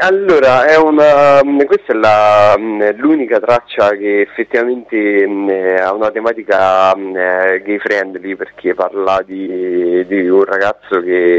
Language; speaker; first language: Italian; native; Italian